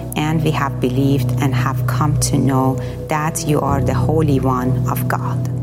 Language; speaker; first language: English; non-native, fluent; Persian